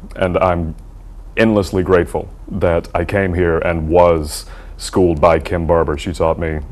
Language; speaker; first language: English; native; English